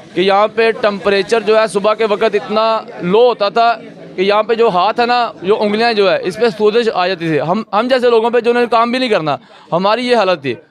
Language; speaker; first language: Urdu; non-native, local second language; Punjabi